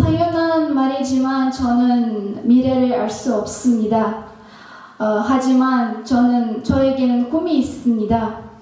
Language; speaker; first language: Korean; non-native, fluent; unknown